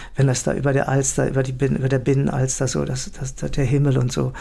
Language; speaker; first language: German; native; German